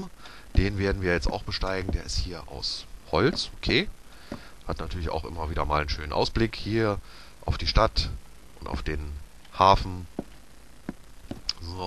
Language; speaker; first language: German; native; German